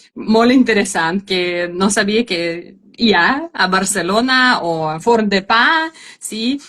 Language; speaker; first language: Catalan; non-native, learner; Russian